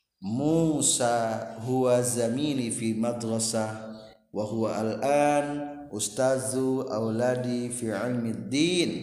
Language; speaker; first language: Arabic; non-native, fluent; Indonesian